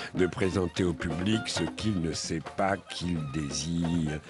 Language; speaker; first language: French; native; French